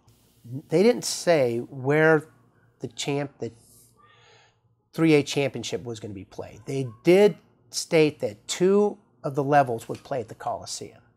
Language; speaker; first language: English; native; English